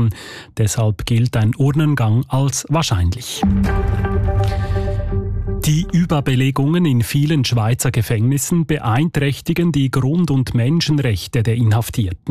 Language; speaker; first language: German; native; German